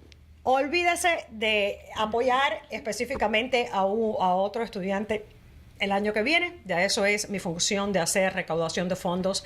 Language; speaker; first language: Spanish; native; Spanish